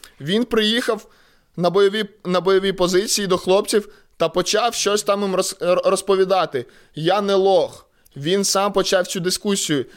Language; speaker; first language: Ukrainian; non-native, local second language; Russian